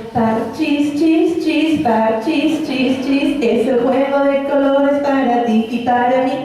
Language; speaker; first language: Spanish; non-native, local second language; Catalan